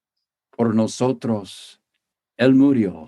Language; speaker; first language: Spanish; non-native, fluent; English